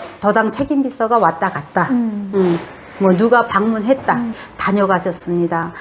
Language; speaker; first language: Korean; native; Korean